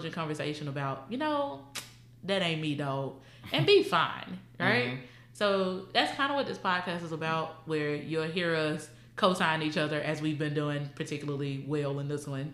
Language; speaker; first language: English; native; English